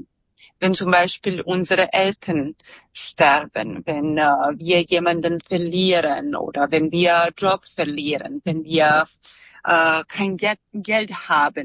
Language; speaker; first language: German; non-native, fluent; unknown